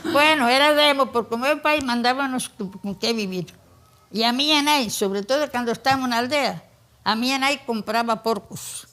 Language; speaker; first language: Galician; early bilingual, heritage; Galician